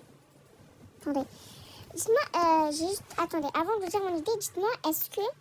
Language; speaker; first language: French; native; French